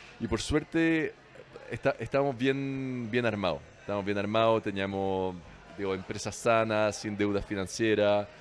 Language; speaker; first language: Spanish; non-native, fluent; French